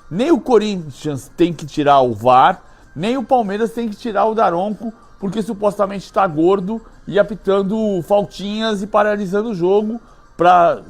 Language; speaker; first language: Portuguese; native; Portuguese